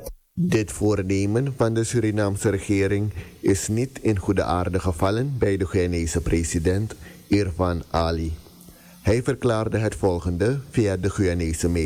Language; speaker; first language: Dutch; native; Dutch